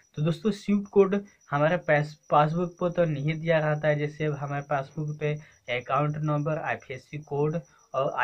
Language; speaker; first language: Hindi; native; Hindi